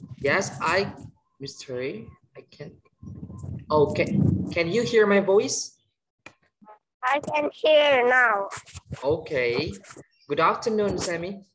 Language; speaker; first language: English; non-native, fluent; Indonesian